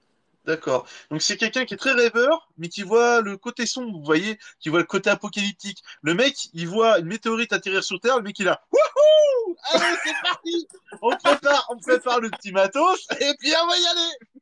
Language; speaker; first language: French; native; French